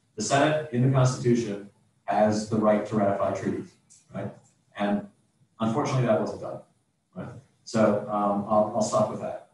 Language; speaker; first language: English; native; English